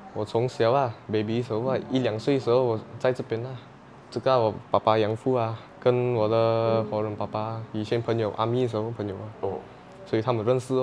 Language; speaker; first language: Chinese; non-native, local second language; Tamil